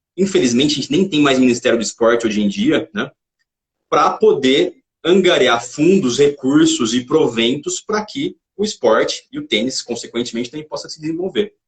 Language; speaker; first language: Portuguese; native; Portuguese